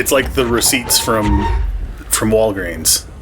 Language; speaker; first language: English; native; English